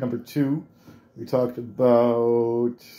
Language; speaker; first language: English; native; English